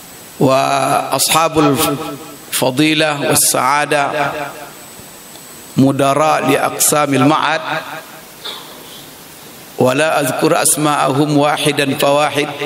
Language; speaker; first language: Arabic; non-native, fluent; Indonesian